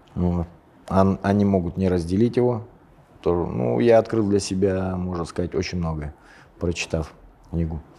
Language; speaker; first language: Russian; native; Russian